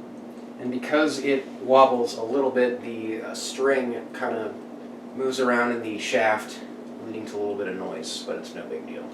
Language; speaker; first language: English; native; English